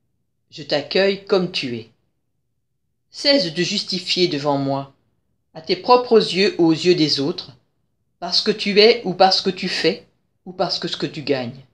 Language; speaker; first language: French; native; French